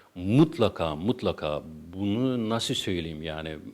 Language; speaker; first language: Turkish; native; Turkish